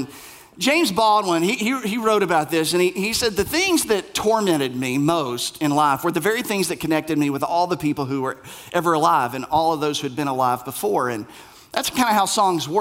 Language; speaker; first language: English; native; English